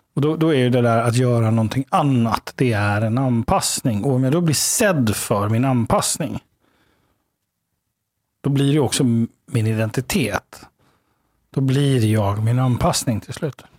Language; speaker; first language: Swedish; native; Swedish